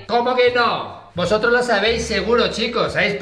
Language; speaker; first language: Spanish; native; Spanish